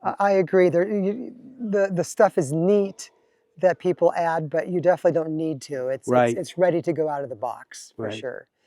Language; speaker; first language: English; native; English